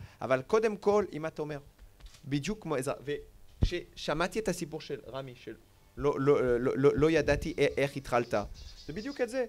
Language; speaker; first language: Hebrew; non-native, fluent; French